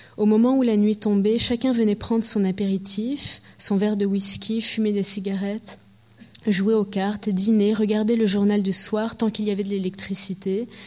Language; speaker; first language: French; early bilingual, heritage; French